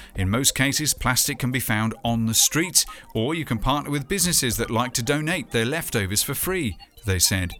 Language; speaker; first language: English; native; English